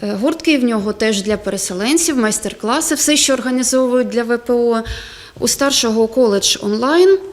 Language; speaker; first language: Ukrainian; non-native, local second language; Russian